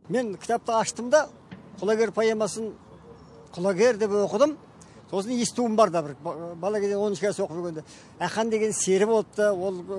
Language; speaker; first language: Kazakh; native; Kazakh